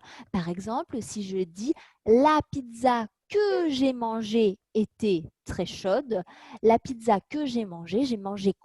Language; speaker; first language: French; native; French